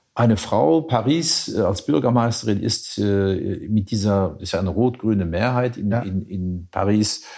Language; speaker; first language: German; non-native, local second language; Luxembourgish